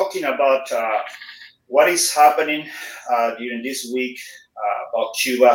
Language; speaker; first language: English; non-native, fluent; Spanish